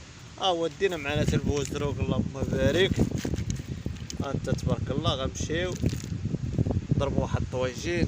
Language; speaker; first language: Arabic; native; Arabic